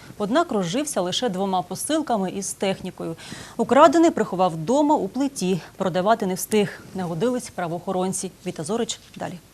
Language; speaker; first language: Ukrainian; native; Ukrainian